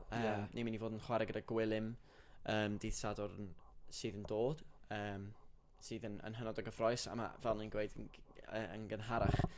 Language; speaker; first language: Welsh; native; Welsh